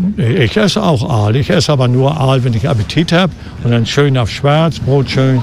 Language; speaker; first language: German; native; German